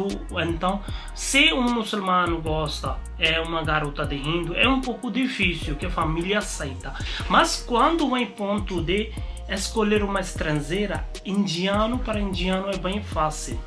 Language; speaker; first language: Portuguese; non-native, learner; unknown